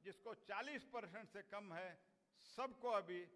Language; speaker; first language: Hindi; non-native, local second language; Kannada